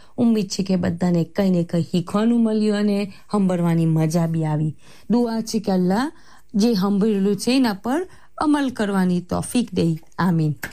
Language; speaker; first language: Gujarati; early bilingual, heritage; Gujarati